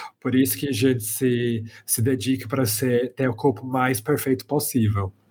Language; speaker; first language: Portuguese; non-native, fluent; English